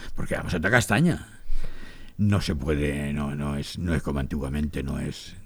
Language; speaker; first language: Spanish; native; Spanish